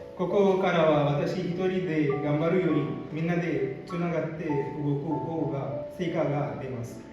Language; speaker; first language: Japanese; non-native, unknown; Hindi